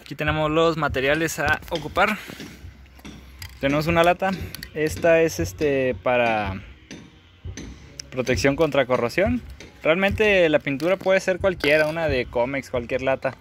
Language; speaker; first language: Spanish; native; Spanish